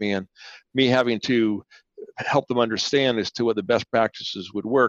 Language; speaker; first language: English; non-native, fluent; Spanish